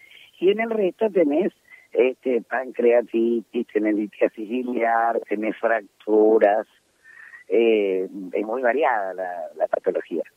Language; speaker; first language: Spanish; native; Spanish